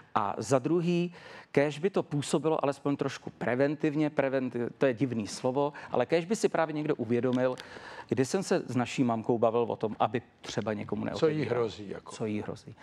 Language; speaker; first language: Czech; native; Czech